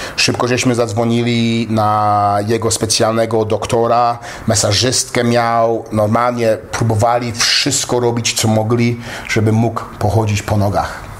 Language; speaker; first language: Polish; early bilingual, heritage; Polish